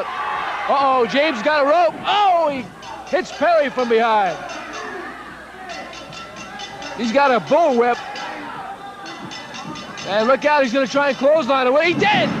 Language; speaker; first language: English; native; English